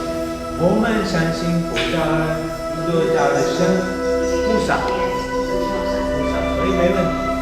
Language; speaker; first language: Chinese; non-native, learner; Sinhala